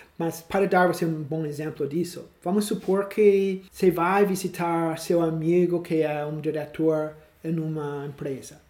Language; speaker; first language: Portuguese; non-native, learner; English